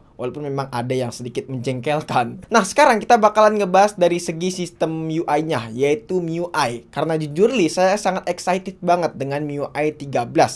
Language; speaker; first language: Indonesian; native; Indonesian